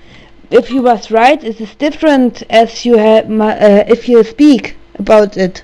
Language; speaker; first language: English; non-native, learner; German